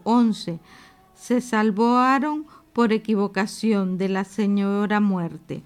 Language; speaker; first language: Spanish; native; Spanish